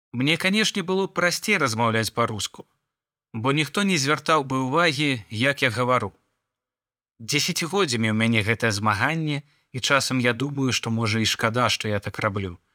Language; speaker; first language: Belarusian; non-native, local second language; Russian